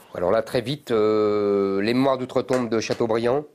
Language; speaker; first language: French; native; French